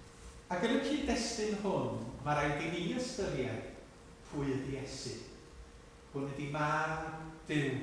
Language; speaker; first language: Welsh; native; Welsh